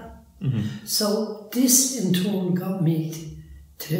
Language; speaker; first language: English; native; English